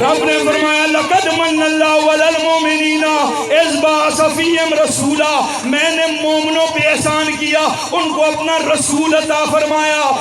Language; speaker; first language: Urdu; non-native, local second language; Pashto